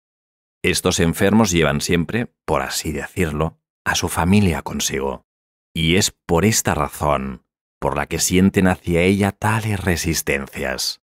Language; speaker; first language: Spanish; native; Spanish